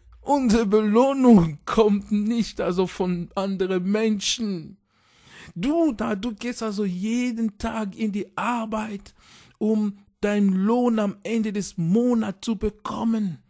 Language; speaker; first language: German; non-native, fluent; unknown